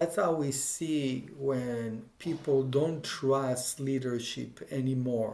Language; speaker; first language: English; non-native, fluent; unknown